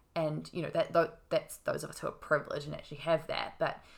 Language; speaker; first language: English; native; English